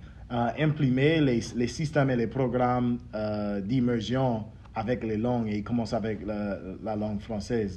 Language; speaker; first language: French; early bilingual, heritage; English